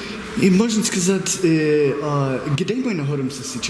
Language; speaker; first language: Russian; non-native, learner; English